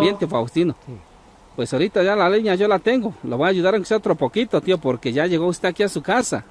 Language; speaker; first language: Spanish; native; Spanish